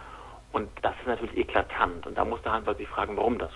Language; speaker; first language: German; native; German